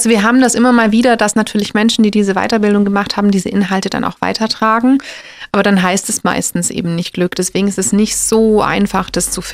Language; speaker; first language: German; native; German